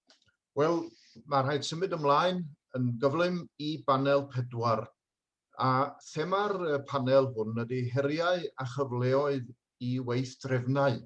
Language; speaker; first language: Welsh; native; Welsh